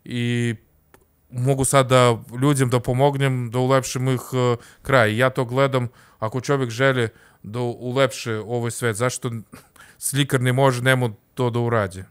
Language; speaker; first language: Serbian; non-native, learner; Russian